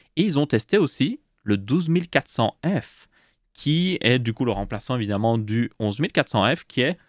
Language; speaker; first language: French; native; French